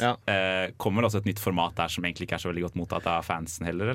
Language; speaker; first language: Norwegian; native; Norwegian